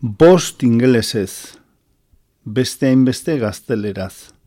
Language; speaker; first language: Basque; native; Basque